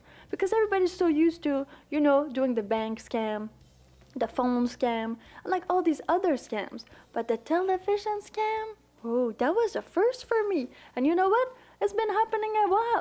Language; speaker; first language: English; non-native, fluent; French